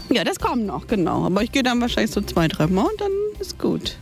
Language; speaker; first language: German; native; German